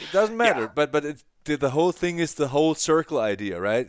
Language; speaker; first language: English; non-native, fluent; German